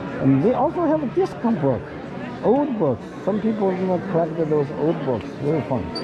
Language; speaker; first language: English; non-native, fluent; Chinese